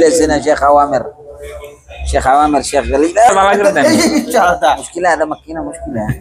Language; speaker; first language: Arabic; non-native, learner; Bangla